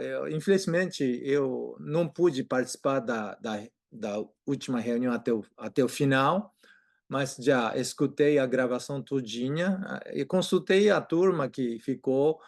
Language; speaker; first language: Portuguese; non-native, fluent; Japanese